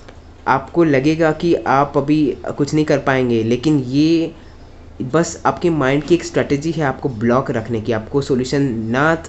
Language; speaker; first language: Hindi; native; Hindi